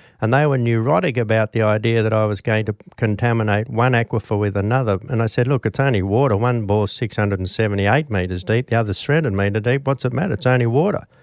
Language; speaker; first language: English; native; English